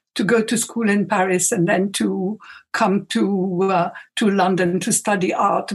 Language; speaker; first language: English; non-native, fluent; Arabic